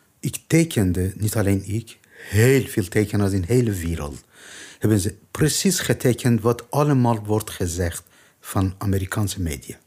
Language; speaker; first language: Dutch; non-native, learner; Persian